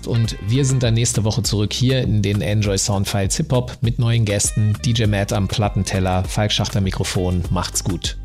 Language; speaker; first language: German; native; German